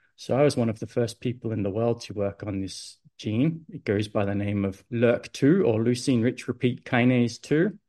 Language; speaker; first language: English; native; English